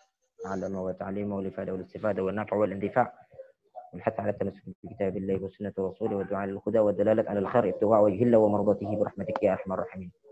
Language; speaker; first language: Arabic; non-native, fluent; Indonesian